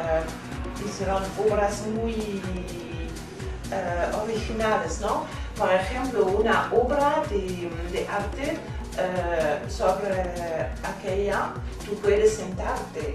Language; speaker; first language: Spanish; non-native, fluent; German